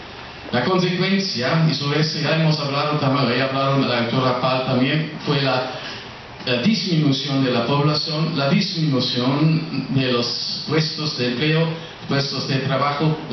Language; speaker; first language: Spanish; non-native, fluent; German